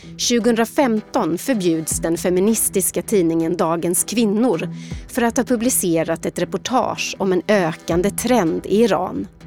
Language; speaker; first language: Swedish; native; Swedish